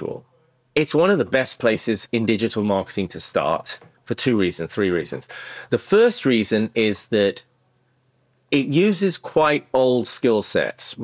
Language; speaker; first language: English; non-native, local second language; Akan